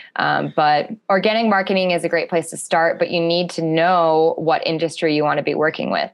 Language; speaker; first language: English; native; English